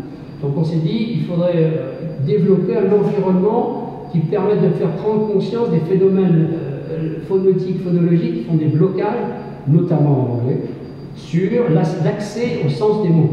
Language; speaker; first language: French; native; French